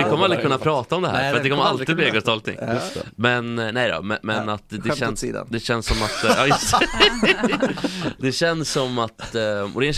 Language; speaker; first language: Swedish; native; Swedish